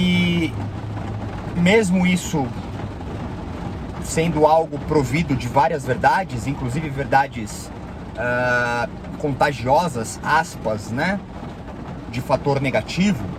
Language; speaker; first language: Portuguese; native; Portuguese